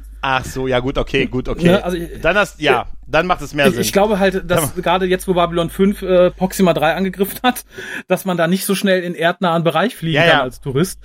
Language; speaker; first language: German; native; German